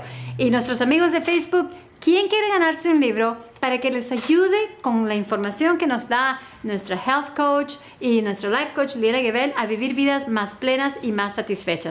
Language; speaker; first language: Spanish; native; Spanish